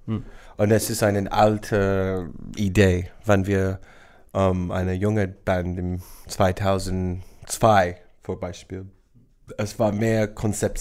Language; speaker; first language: German; non-native, learner; English